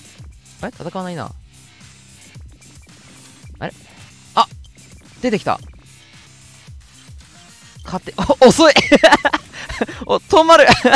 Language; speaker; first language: Japanese; native; Japanese